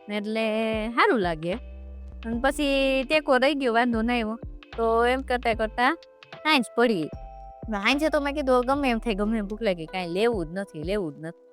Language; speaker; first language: Gujarati; native; Gujarati